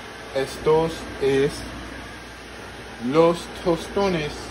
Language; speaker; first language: Spanish; non-native, learner; English